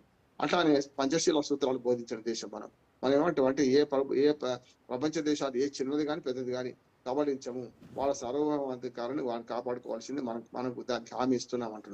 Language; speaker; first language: Telugu; native; Telugu